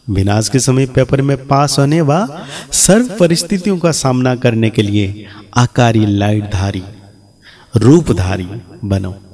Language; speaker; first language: Hindi; native; Hindi